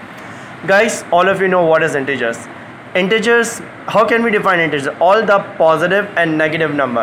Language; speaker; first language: English; non-native, local second language; Hindi